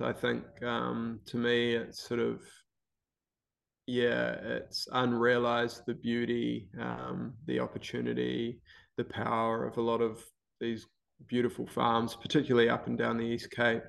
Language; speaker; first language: English; native; English